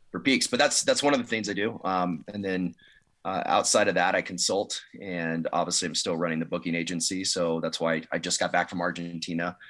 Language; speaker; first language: English; native; English